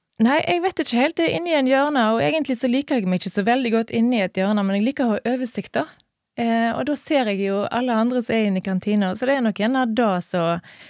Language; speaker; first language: Norwegian; native; Norwegian